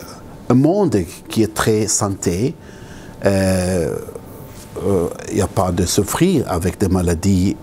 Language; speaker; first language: French; non-native, local second language; Arabic